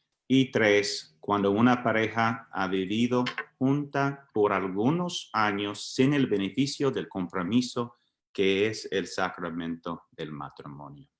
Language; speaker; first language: Spanish; non-native, fluent; English